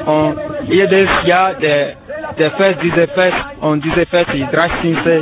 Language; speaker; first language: German; non-native, learner; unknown